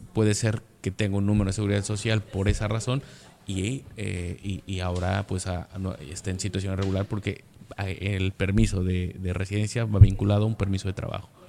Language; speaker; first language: Spanish; native; Spanish